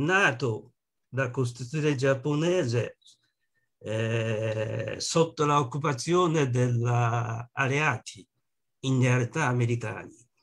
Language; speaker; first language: Italian; non-native, learner; Japanese